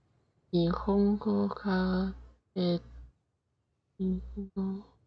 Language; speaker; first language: Japanese; non-native, learner; Chinese